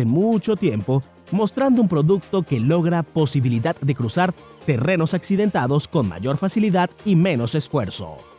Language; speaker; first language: Spanish; native; Spanish